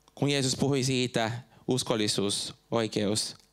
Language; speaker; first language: Finnish; non-native, fluent; Portuguese